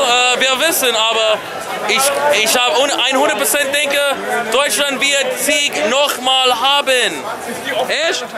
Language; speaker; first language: German; non-native, learner; English